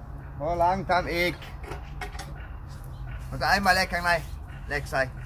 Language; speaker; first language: Thai; non-native, learner; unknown